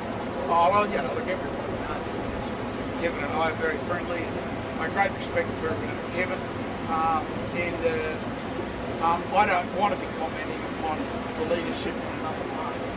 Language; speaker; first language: English; native; English